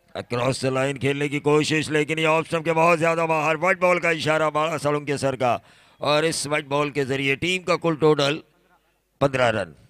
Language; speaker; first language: Hindi; non-native, local second language; Marathi